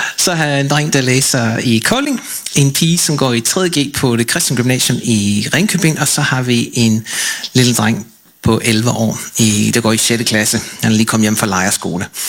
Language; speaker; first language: Danish; non-native, fluent; English